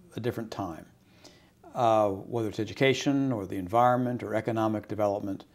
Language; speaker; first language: English; native; English